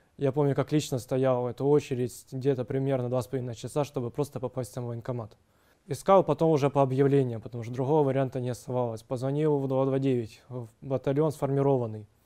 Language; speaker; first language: Russian; native; Russian